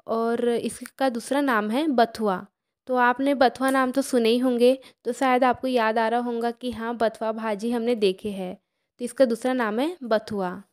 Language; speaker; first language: Hindi; non-native, local second language; Marathi